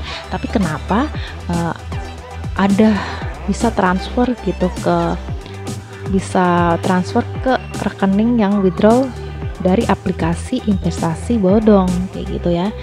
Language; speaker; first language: Indonesian; native; Indonesian